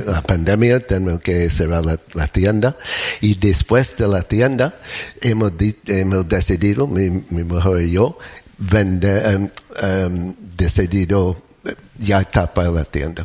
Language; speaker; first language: Spanish; non-native, learner; English